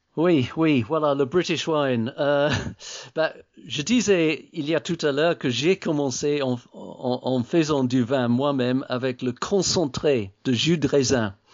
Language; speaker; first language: French; non-native, fluent; English